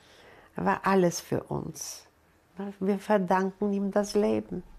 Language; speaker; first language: German; non-native, fluent; Polish